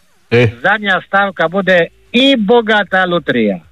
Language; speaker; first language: Serbian; native; Serbian